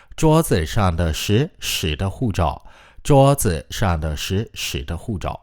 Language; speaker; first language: Chinese; non-native, fluent; Burmese